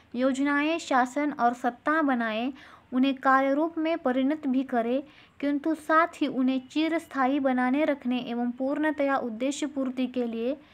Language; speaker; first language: Hindi; non-native, local second language; Marathi